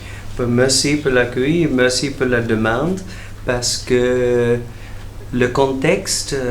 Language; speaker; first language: French; non-native, fluent; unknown